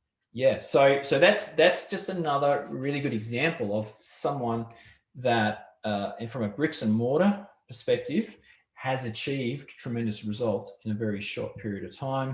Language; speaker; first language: English; native; English